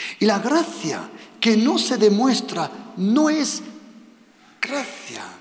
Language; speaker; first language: Spanish; non-native, fluent; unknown